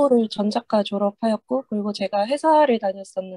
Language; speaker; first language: Korean; native; Korean